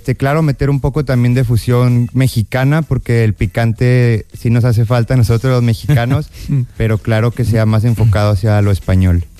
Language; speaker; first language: Spanish; native; Spanish